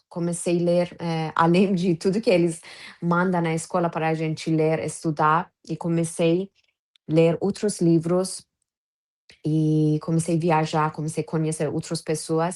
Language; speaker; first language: Portuguese; non-native, fluent; Persian